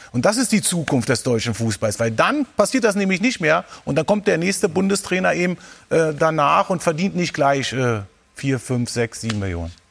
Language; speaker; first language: German; native; German